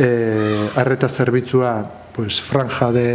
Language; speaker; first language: Basque; non-native, local second language; Spanish